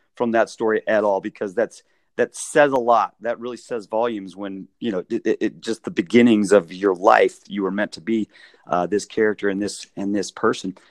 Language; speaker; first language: English; native; English